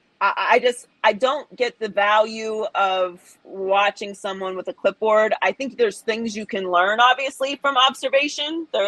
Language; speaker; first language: English; native; English